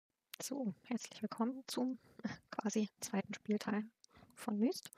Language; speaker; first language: German; native; German